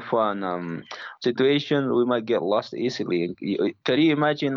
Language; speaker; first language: English; non-native, learner; Spanish